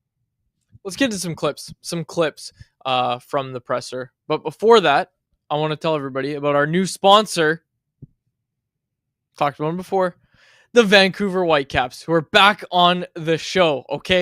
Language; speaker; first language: English; native; English